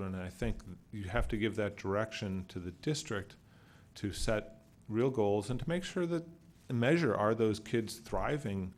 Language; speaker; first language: English; native; English